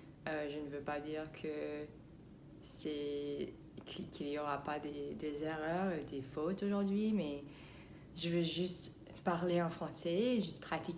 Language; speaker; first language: French; non-native, fluent; English